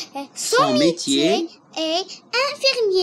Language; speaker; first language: French; non-native, learner; Arabic